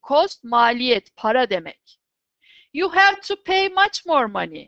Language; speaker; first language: English; non-native, fluent; Turkish